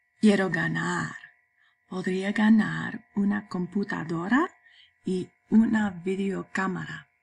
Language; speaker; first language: Spanish; non-native, fluent; English